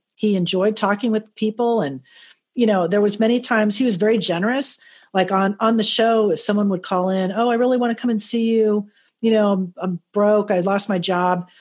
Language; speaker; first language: English; native; English